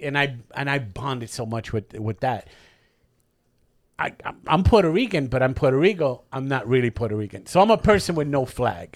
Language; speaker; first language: English; early bilingual, other home language; Spanish